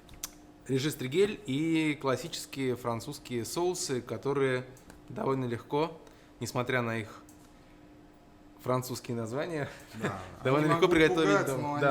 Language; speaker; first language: Russian; native; Russian